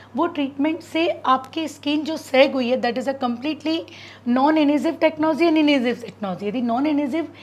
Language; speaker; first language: Hindi; native; Hindi